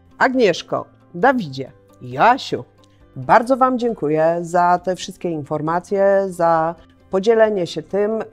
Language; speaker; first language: Polish; native; Polish